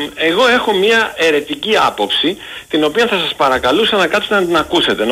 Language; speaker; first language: Greek; native; Greek